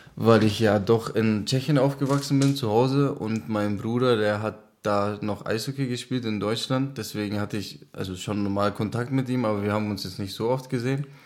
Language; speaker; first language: German; non-native, fluent; Czech